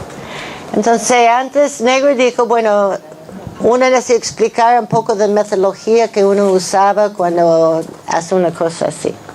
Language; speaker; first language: Spanish; non-native, fluent; English